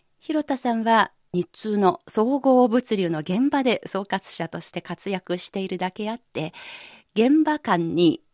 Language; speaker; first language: Japanese; non-native, fluent; Chinese